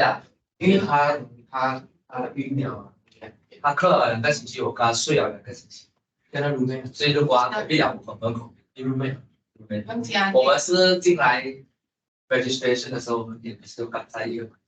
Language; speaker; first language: Chinese; native; Chinese